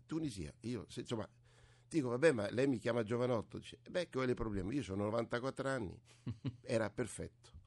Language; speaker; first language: Italian; early bilingual, other home language; French